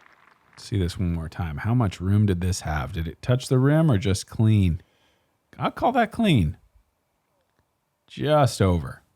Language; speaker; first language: English; native; English